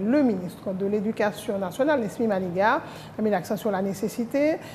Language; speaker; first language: French; non-native, local second language; Haitian Creole